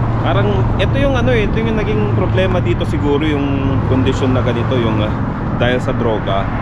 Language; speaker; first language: Filipino; native; Filipino